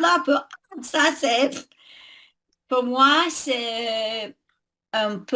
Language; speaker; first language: French; non-native, learner; English